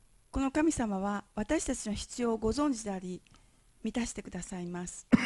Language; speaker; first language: Japanese; native; Japanese